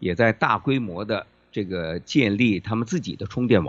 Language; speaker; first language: Chinese; native; Chinese